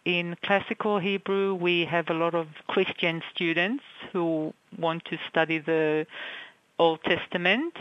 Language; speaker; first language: English; non-native, fluent; Hebrew